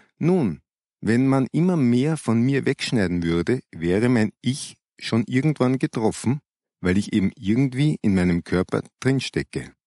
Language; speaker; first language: German; native; German